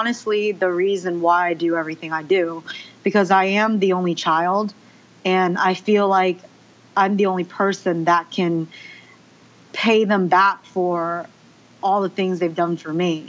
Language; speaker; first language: English; early bilingual, other home language; Chinese